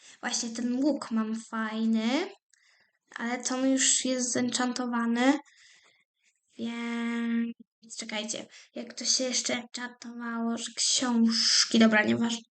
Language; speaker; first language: Polish; native; Polish